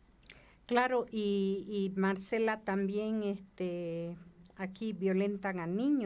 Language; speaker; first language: Spanish; native; Spanish